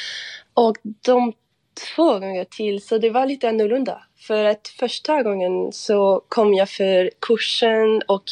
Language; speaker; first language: Swedish; non-native, fluent; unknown